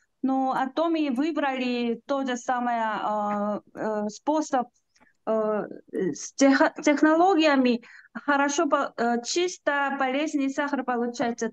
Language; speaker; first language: Russian; non-native, learner; Korean